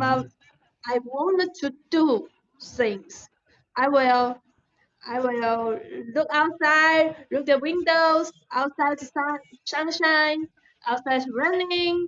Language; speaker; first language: English; non-native, learner; Chinese